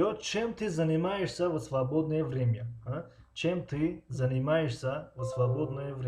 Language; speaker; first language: Russian; non-native, local second language; Tajik